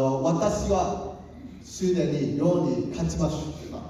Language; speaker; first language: Japanese; non-native, learner; Cantonese